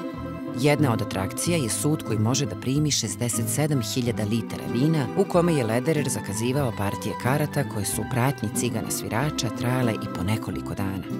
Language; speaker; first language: Serbian; native; Serbian